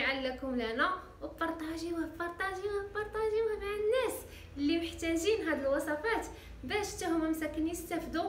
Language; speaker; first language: Arabic; native; Arabic